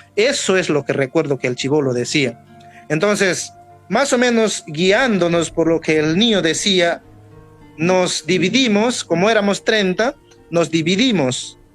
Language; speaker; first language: Spanish; non-native, local second language; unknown